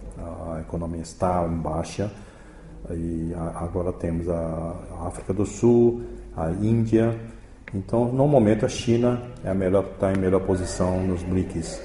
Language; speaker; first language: Portuguese; early bilingual, other home language; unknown